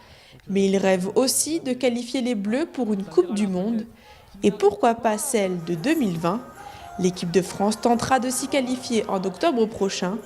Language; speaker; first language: French; native; French